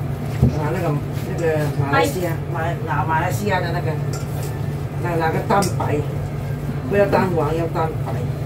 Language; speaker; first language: Chinese; non-native, local second language; Cantonese